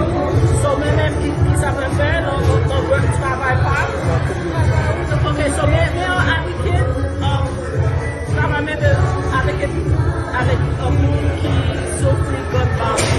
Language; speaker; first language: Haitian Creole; early bilingual, heritage; Haitian Creole